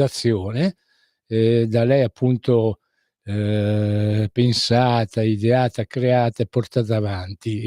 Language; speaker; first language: Italian; native; Italian